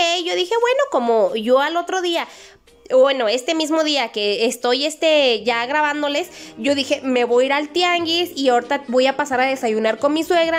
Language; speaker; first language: Spanish; native; Spanish